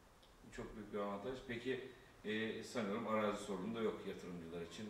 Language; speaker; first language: Turkish; native; Turkish